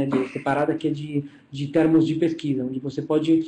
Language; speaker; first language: Portuguese; non-native, fluent; Italian